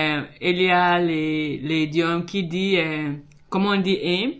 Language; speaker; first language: French; non-native, learner; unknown